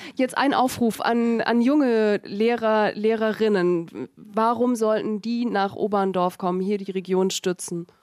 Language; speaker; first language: German; native; German